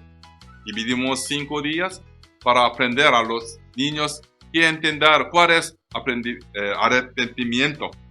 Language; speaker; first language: Spanish; non-native, learner; Korean